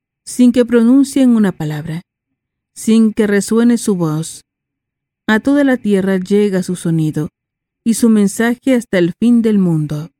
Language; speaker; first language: Spanish; native; Spanish